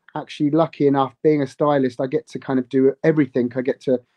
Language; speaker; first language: English; native; English